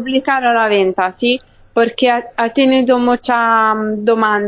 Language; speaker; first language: Spanish; non-native, fluent; Italian